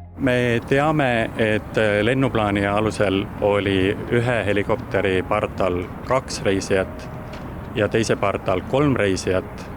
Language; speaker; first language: Estonian; native; Estonian